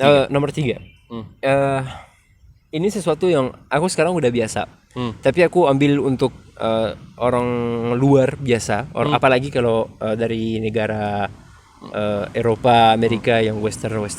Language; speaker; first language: Indonesian; non-native, fluent; French